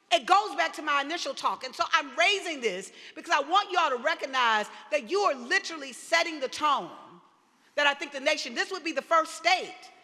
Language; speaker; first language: English; native; English